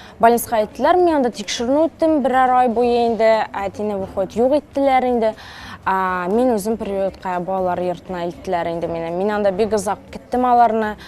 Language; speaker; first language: Tatar; non-native, local second language; Russian